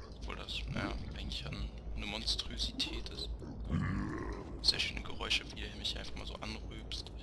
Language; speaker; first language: German; native; German